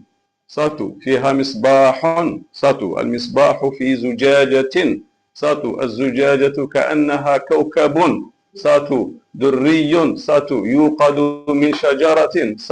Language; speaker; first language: Arabic; non-native, fluent; Malay